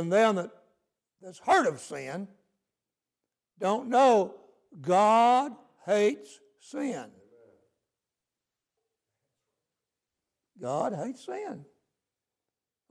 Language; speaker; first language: English; native; English